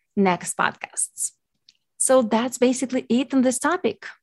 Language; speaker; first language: English; non-native, fluent; Ukrainian